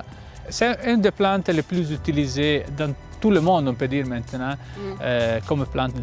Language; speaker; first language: French; non-native, fluent; Italian